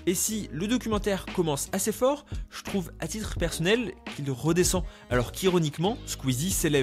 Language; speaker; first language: French; native; French